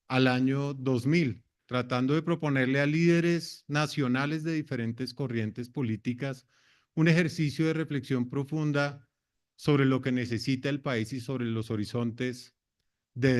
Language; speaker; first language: Spanish; native; Spanish